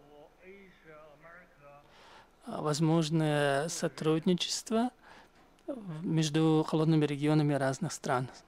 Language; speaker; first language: Russian; non-native, fluent; Chinese